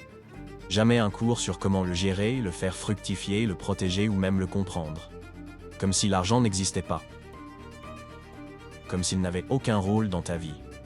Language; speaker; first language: French; native; French